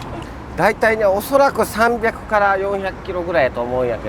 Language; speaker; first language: Japanese; native; Japanese